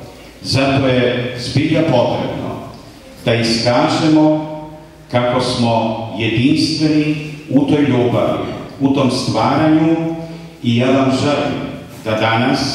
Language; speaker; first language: Croatian; native; Croatian